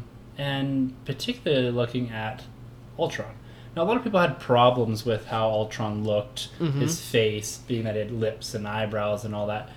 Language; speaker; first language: English; native; English